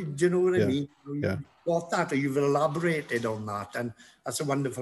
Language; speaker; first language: English; native; English